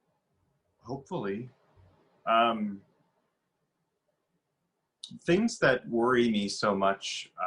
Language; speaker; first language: English; native; English